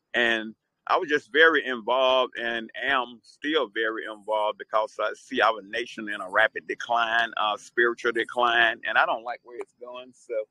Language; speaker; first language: English; native; English